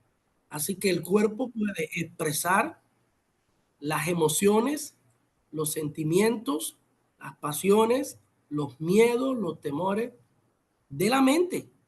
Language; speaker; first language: Spanish; native; Spanish